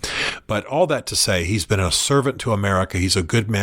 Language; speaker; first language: English; native; English